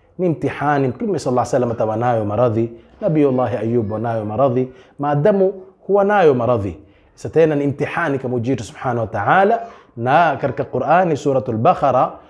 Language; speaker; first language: Swahili; native; Swahili